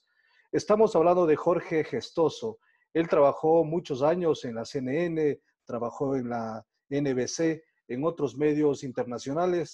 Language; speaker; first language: Spanish; native; Spanish